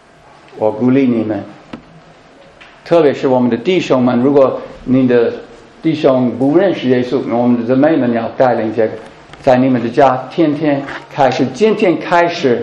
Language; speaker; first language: Chinese; non-native, fluent; English